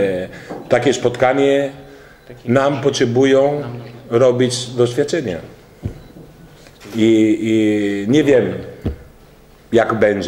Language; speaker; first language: Polish; non-native, learner; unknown